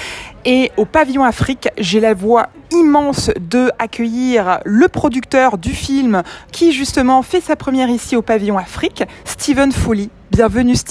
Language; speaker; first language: French; native; French